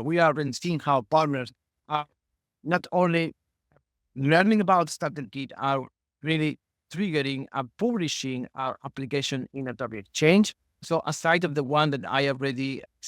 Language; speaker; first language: English; non-native, fluent; Spanish